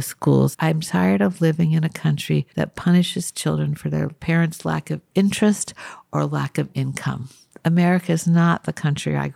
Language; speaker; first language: English; native; English